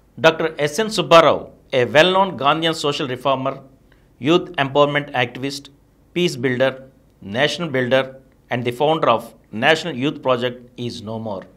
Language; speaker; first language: English; non-native, local second language; Telugu